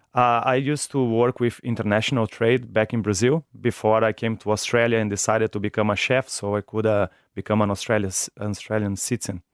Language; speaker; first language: English; non-native, fluent; Portuguese